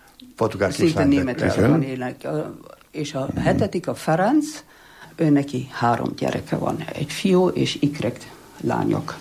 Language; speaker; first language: Hungarian; non-native, fluent; German